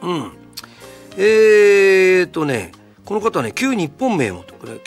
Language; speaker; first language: Japanese; native; Japanese